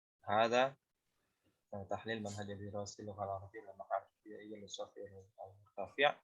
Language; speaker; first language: Arabic; non-native, fluent; Indonesian